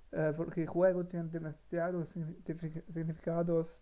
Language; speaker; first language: Spanish; non-native, learner; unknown